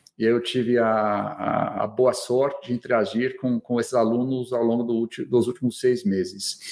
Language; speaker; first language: Portuguese; non-native, fluent; English